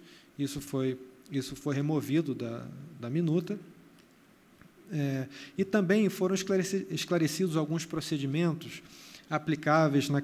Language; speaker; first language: Portuguese; native; Portuguese